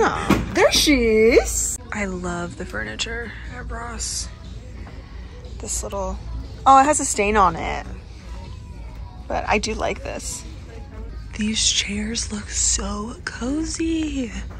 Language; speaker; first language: English; native; English